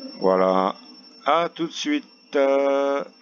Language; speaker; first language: French; native; French